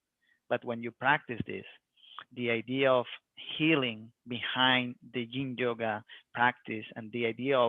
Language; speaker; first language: English; non-native, fluent; Spanish